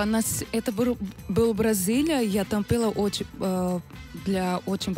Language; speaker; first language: Russian; non-native, learner; Portuguese